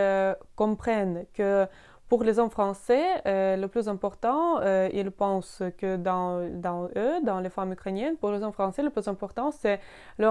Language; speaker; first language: French; non-native, fluent; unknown